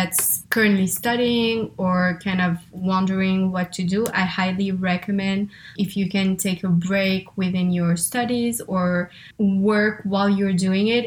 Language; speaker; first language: English; non-native, fluent; French